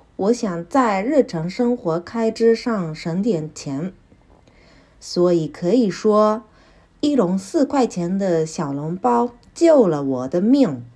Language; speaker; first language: Chinese; non-native, learner; Japanese